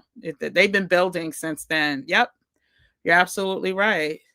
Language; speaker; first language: English; native; English